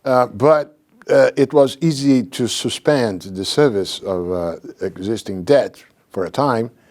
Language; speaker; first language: English; non-native, fluent; Portuguese